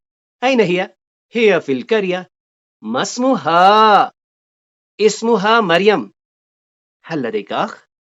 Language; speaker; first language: Arabic; non-native, fluent; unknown